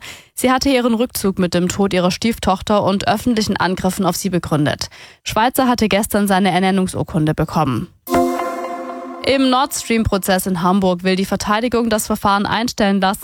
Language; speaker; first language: German; native; German